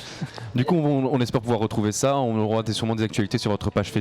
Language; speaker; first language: French; native; French